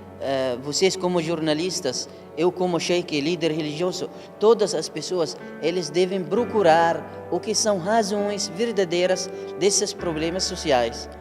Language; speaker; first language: Portuguese; non-native, learner; Arabic